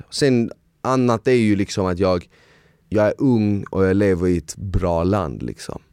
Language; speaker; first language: Swedish; early bilingual, other home language; Bosnian